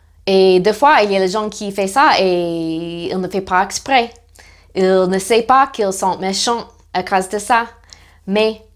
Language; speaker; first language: French; non-native, fluent; English